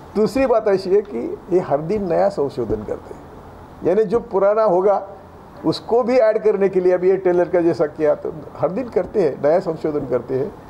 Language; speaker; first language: Hindi; non-native, local second language; Marathi